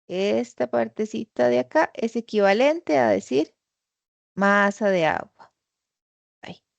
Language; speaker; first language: Spanish; native; Spanish